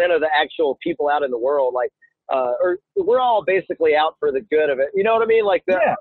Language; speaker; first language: English; native; English